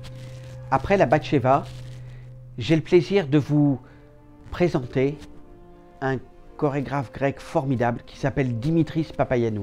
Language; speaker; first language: French; native; French